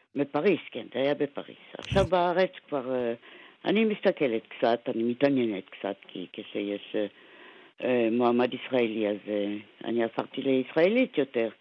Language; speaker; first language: Hebrew; non-native, fluent; French